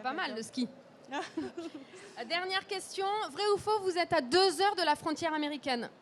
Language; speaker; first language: French; native; French